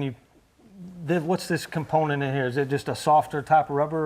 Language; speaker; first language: English; native; English